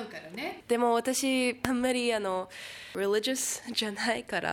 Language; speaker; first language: Japanese; non-native, fluent; Russian